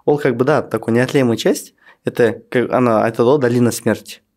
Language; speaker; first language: Russian; non-native, local second language; Kazakh